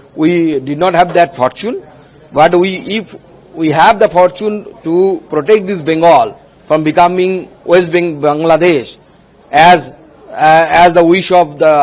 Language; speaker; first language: English; non-native, local second language; Bangla